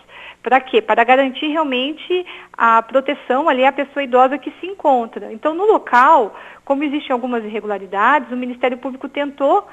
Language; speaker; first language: Portuguese; native; Portuguese